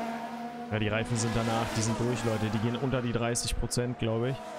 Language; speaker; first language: German; native; German